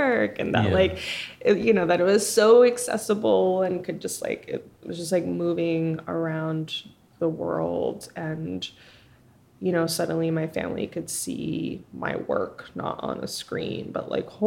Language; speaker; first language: English; early bilingual, other home language; Spanish